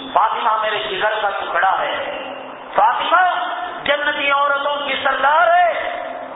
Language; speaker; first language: Urdu; native; Urdu